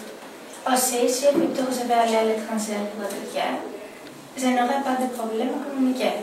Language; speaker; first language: French; non-native, learner; Greek